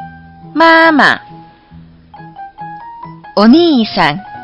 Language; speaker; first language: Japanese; non-native, fluent; Chinese